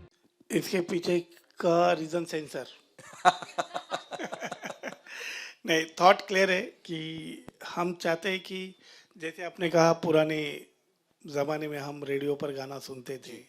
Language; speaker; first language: Hindi; native; Hindi